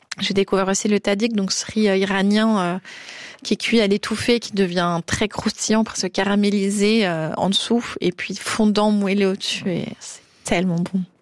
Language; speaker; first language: French; native; French